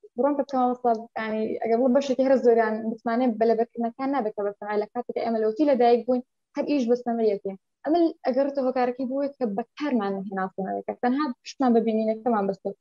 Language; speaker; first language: Central Kurdish; non-native, local second language; Kurdish